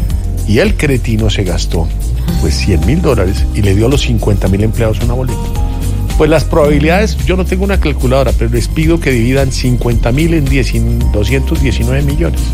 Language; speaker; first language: Spanish; native; Spanish